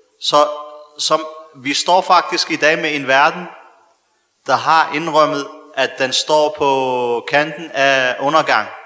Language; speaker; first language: Danish; early bilingual, other home language; Arabic